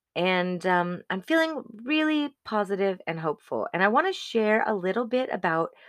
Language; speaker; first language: English; native; English